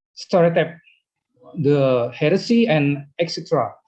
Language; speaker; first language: English; non-native, learner; Indonesian